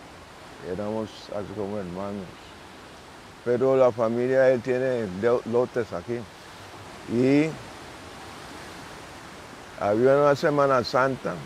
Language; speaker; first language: Spanish; non-native, local second language; English